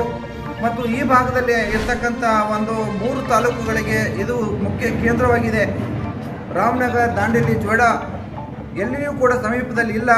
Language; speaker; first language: Kannada; native; Kannada